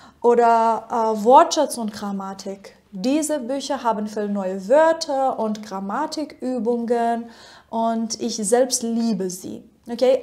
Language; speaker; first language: German; non-native, fluent; Persian